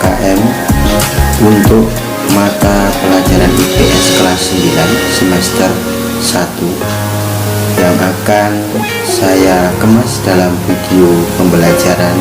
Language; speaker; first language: Indonesian; native; Indonesian